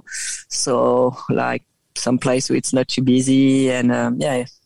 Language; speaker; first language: English; non-native, fluent; French